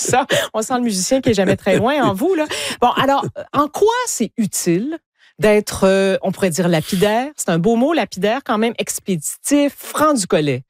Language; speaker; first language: French; native; French